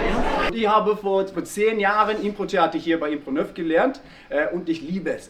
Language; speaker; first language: German; non-native, learner; Norwegian